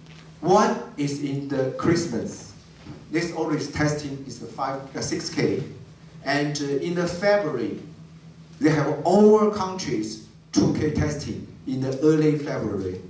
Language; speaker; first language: English; non-native, learner; Chinese